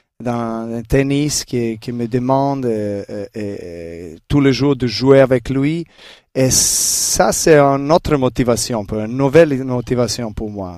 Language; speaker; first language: French; non-native, learner; Serbian